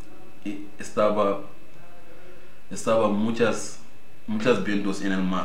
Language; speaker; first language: Spanish; non-native, learner; Wolof